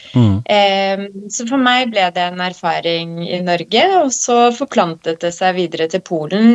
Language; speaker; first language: Norwegian; early bilingual, other home language; Polish